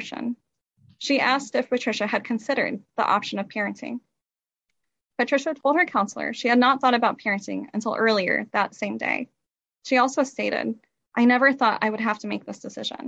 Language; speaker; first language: English; native; English